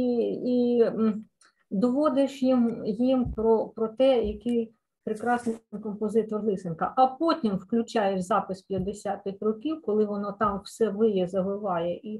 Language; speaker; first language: Ukrainian; native; Ukrainian